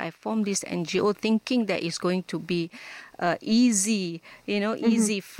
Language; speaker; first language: English; non-native, local second language; Malay